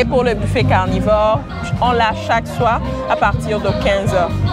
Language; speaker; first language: French; non-native, local second language; Ewe